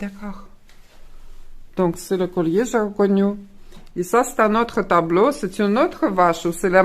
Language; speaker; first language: French; non-native, fluent; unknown